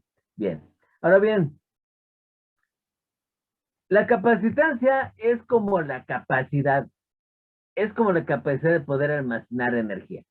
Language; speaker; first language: Spanish; native; Spanish